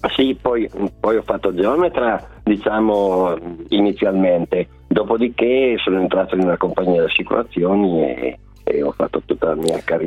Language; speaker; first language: Italian; native; Italian